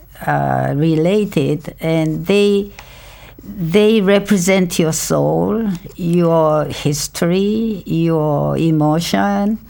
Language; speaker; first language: English; non-native, fluent; Korean